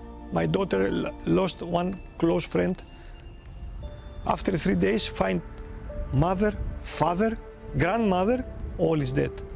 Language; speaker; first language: English; non-native, learner; Greek